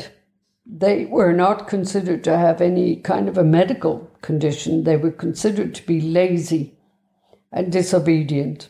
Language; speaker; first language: English; native; English